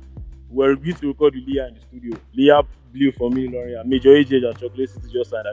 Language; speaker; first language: English; non-native, local second language; Yoruba